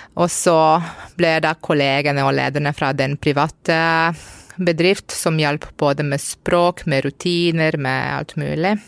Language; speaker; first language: Norwegian; non-native, fluent; Romanian